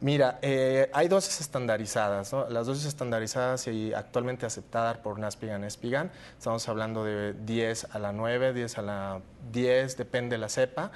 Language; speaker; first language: Spanish; native; Spanish